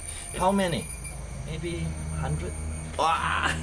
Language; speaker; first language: English; non-native, fluent; Malay